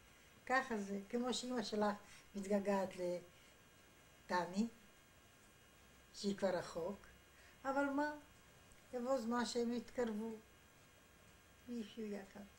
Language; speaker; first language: Hebrew; non-native, fluent; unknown